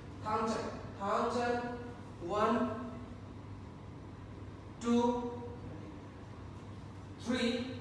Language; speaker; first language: Vietnamese; non-native, learner; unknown